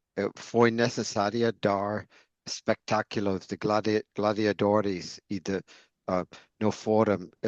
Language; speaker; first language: Portuguese; non-native, learner; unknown